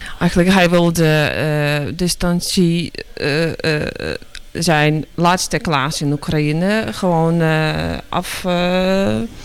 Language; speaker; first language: Dutch; non-native, learner; Ukrainian